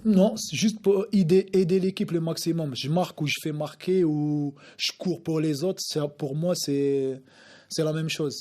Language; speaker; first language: French; non-native, local second language; Arabic